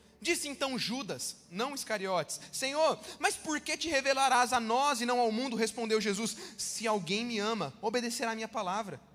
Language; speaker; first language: Portuguese; native; Portuguese